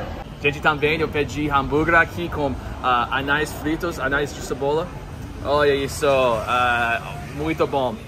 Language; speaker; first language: Portuguese; non-native, learner; English